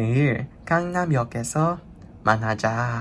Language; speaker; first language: Korean; non-native, learner; English